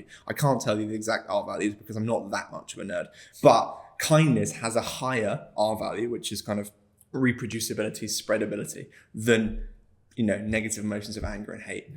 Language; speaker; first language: English; native; English